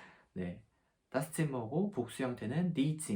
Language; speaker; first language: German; non-native, fluent; Korean